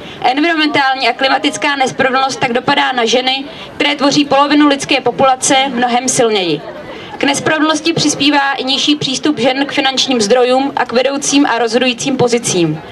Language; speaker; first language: Czech; native; Czech